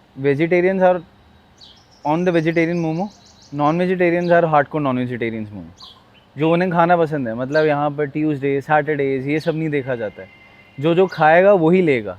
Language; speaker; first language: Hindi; native; Hindi